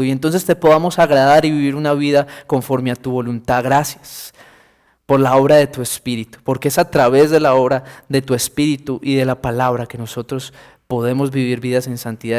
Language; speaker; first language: Spanish; native; Spanish